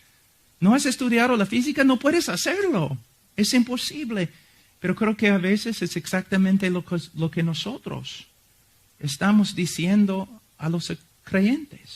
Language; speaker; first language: Spanish; non-native, fluent; English